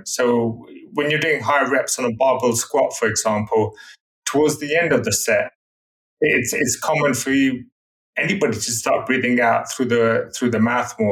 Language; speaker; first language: English; native; English